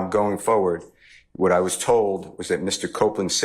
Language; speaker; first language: English; native; English